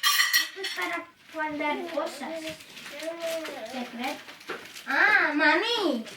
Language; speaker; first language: Spanish; early bilingual, other home language; Filipino